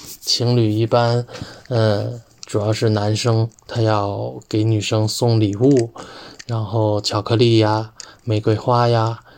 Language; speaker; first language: Chinese; native; Chinese